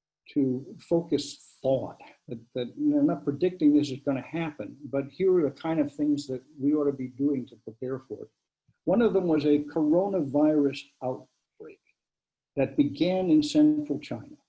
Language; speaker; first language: English; native; English